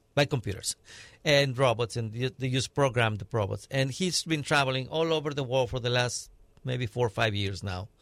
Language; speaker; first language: English; non-native, fluent; Spanish